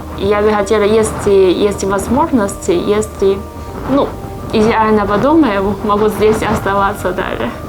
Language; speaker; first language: Russian; non-native, learner; Chinese